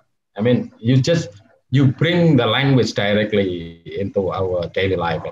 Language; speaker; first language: English; non-native, fluent; Javanese